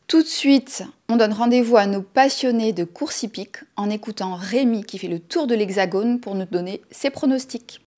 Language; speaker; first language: French; native; French